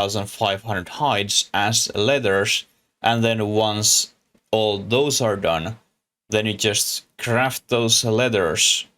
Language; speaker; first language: English; non-native, learner; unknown